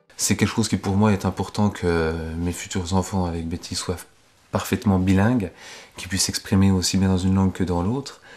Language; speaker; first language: French; native; French